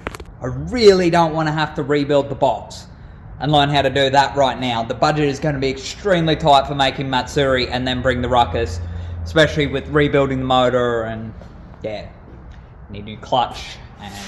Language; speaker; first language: English; native; English